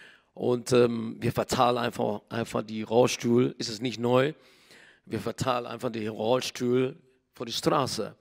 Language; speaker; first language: German; non-native, learner; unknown